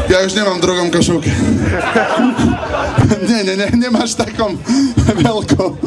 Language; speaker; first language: Polish; non-native, learner; Slovak